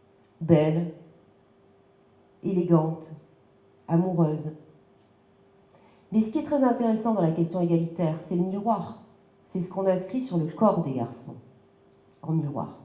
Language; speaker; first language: French; native; French